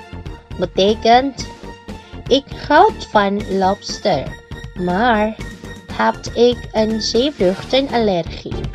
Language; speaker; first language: Dutch; non-native, learner; Indonesian